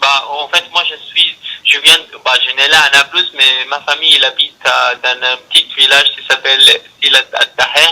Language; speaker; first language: French; non-native, learner; Arabic